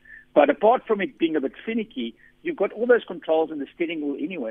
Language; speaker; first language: English; non-native, local second language; Afrikaans